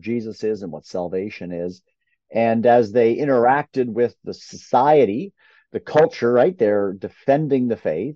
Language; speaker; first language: English; native; English